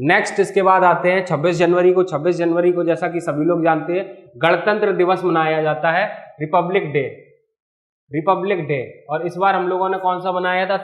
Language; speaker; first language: Hindi; native; Hindi